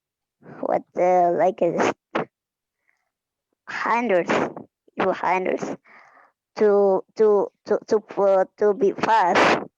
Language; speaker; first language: English; non-native, fluent; Indonesian